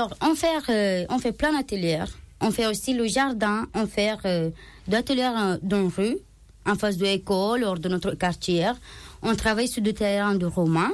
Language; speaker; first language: French; non-native, learner; Romanian